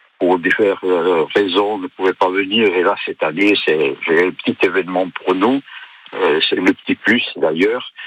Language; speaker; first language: French; native; French